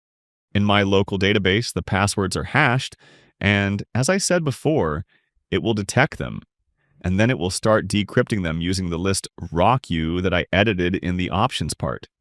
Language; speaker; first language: English; non-native, fluent; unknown